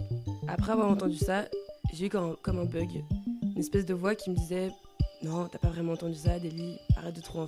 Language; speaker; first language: French; native; French